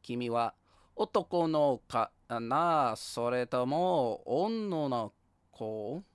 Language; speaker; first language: Japanese; non-native, learner; English